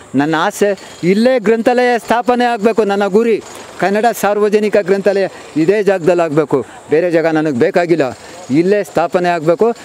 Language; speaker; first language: Kannada; non-native, local second language; Urdu